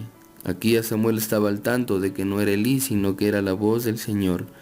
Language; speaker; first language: Spanish; native; Spanish